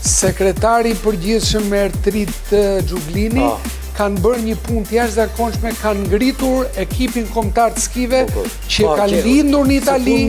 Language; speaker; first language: Albanian; native; Albanian